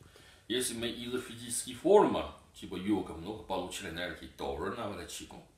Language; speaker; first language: Russian; non-native, learner; Chinese